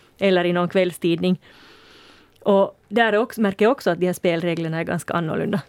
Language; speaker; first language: Swedish; native; Swedish